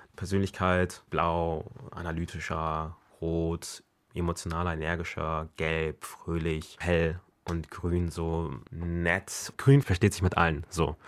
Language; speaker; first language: German; early bilingual, other home language; Akan